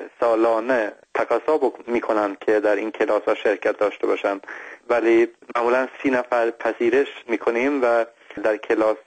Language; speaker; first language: Persian; non-native, fluent; Swedish